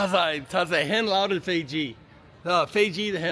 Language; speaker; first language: Chinese; non-native, learner; English